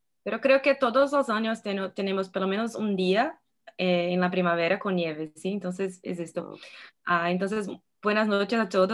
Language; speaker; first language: Spanish; non-native, fluent; Portuguese